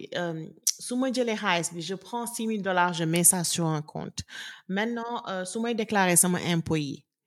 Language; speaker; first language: French; non-native, local second language; Wolof